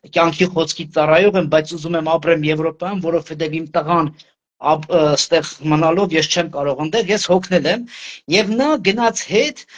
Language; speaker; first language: Armenian; native; Armenian